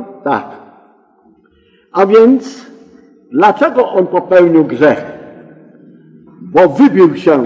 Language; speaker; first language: Polish; native; Polish